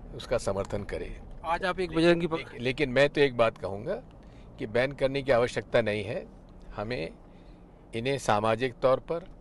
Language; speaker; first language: Hindi; native; Hindi